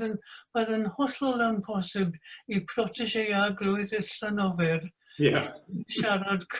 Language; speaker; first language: Welsh; non-native, fluent; English